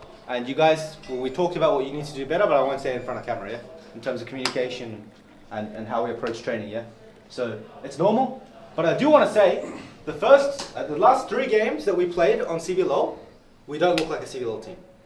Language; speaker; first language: English; non-native, fluent; Portuguese